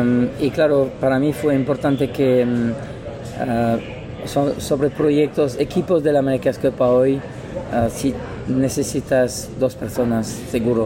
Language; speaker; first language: Spanish; non-native, learner; French